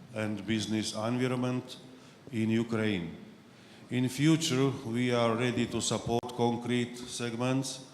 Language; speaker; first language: English; non-native, fluent; Slovak